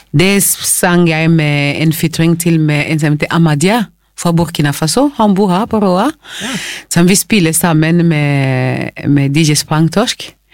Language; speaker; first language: Norwegian; non-native, fluent; Lingala